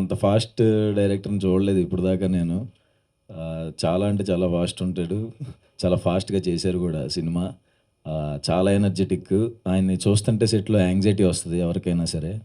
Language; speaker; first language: Telugu; native; Telugu